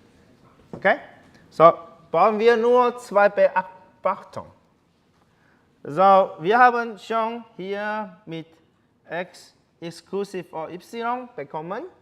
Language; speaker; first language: German; non-native, learner; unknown